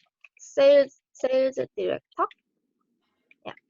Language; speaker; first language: English; non-native, learner; Korean